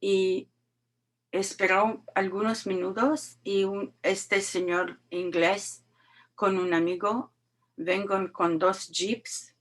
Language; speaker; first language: Spanish; non-native, learner; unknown